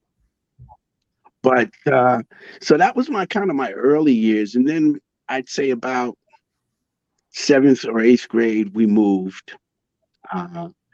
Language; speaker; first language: English; native; English